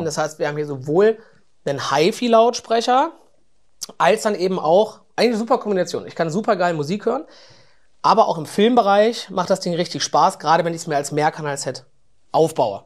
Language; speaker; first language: German; native; German